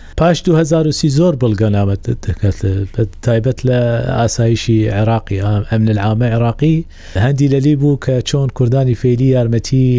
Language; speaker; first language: Central Kurdish; non-native, local second language; Southern Kurdish